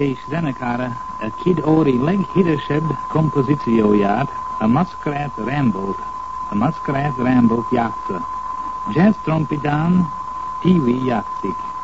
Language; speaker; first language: Hungarian; non-native, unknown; English